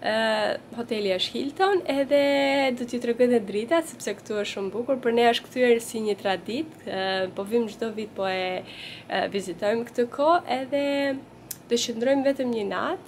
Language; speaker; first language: Albanian; early bilingual, heritage; Albanian